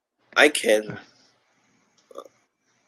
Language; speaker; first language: English; non-native, learner; Chinese